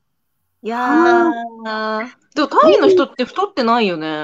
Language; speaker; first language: Japanese; native; Japanese